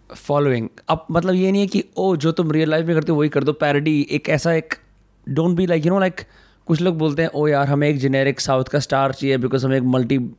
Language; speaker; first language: Hindi; native; Hindi